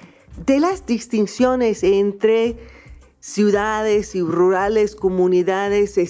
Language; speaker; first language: Spanish; non-native, fluent; English